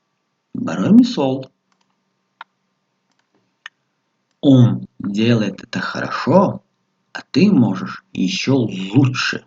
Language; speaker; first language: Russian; non-native, local second language; Tajik